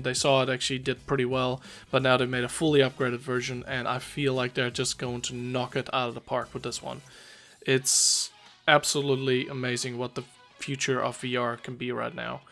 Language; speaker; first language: English; native; English